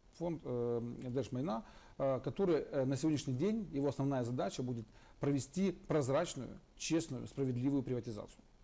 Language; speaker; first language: Russian; native; Russian